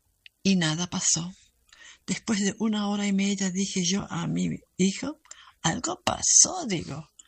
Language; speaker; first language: Spanish; non-native, fluent; German